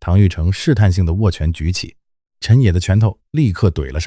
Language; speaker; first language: Chinese; native; Chinese